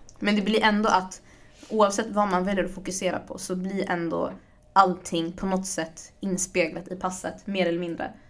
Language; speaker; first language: Swedish; early bilingual, other home language; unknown